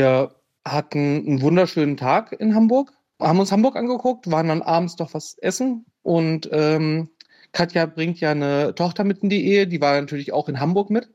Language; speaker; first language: German; native; German